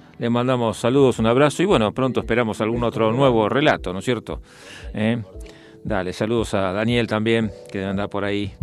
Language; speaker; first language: Spanish; native; Spanish